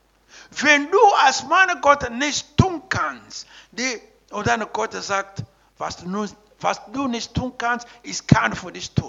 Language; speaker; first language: German; non-native, learner; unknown